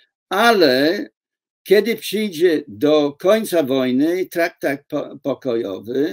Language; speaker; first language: Polish; non-native, fluent; English